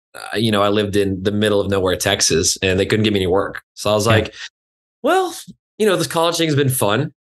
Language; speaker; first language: English; native; English